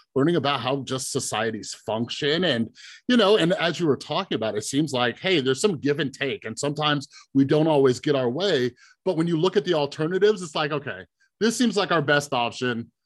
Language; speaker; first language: English; native; English